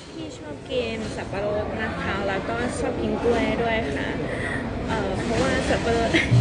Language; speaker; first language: Thai; non-native, local second language; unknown